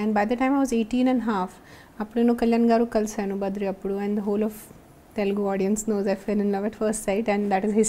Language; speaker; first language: Telugu; non-native, local second language; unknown